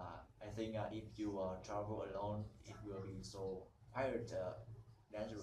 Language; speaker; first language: English; non-native, learner; Vietnamese